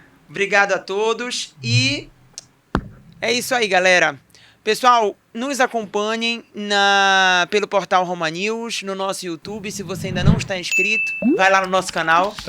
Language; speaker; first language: Portuguese; native; Portuguese